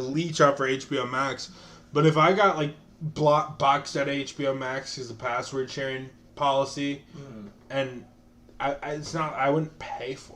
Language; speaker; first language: English; native; English